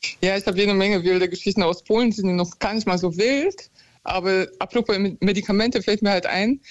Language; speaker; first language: German; early bilingual, other home language; Polish